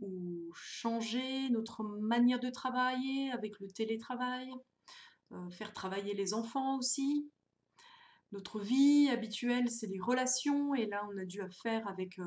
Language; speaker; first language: French; native; French